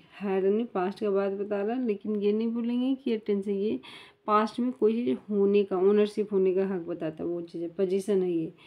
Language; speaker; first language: Hindi; native; Hindi